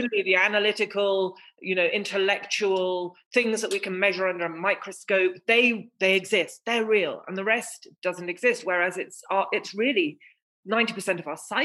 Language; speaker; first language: English; native; English